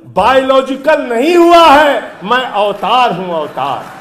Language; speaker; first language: Hindi; native; Hindi